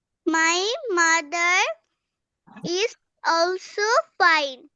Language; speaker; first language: English; non-native, learner; Bangla